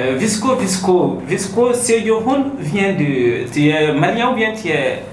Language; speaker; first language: French; non-native, local second language; Bambara